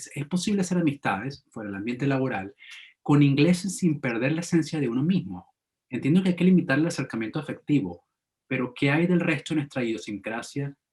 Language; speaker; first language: Spanish; native; Spanish